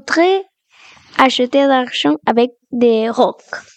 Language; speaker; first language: French; non-native, learner; Spanish